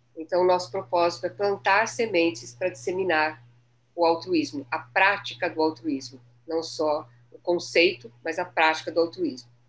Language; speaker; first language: Portuguese; native; Portuguese